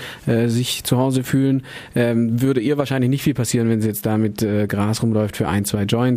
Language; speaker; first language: German; native; German